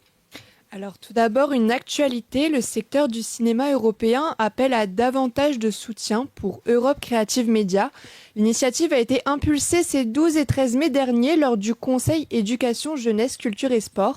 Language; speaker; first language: French; native; French